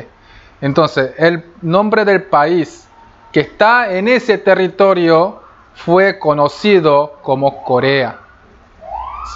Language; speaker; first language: Spanish; non-native, fluent; Korean